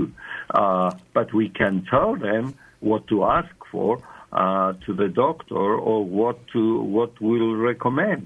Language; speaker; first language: English; non-native, fluent; Spanish